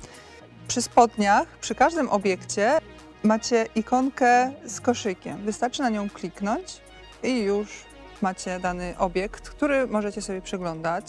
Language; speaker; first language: Polish; native; Polish